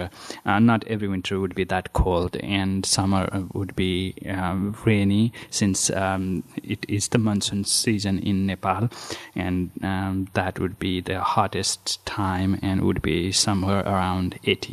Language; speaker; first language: English; non-native, fluent; Nepali